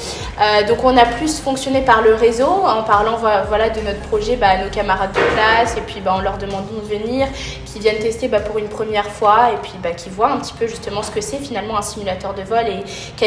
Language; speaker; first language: French; native; French